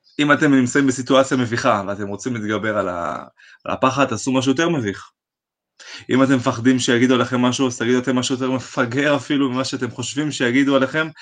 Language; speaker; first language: Hebrew; native; Hebrew